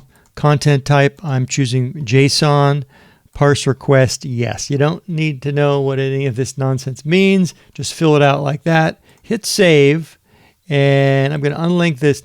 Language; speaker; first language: English; native; English